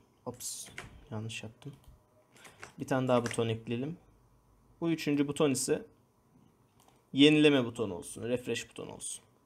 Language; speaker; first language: Turkish; native; Turkish